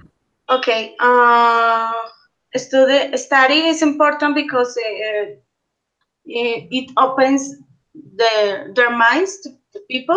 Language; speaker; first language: English; non-native, learner; Spanish